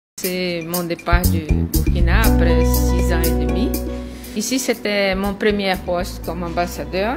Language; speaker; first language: French; non-native, fluent; Portuguese